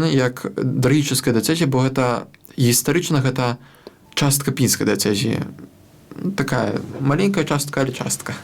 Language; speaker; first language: Belarusian; non-native, local second language; Russian